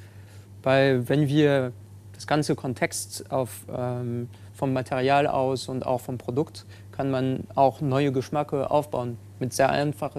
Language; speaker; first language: German; non-native, fluent; French